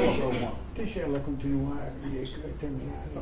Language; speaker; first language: Portuguese; non-native, fluent; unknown